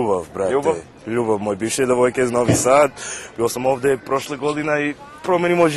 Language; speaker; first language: Serbian; non-native, learner; English